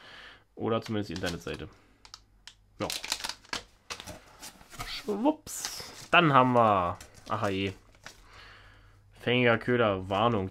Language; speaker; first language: German; native; German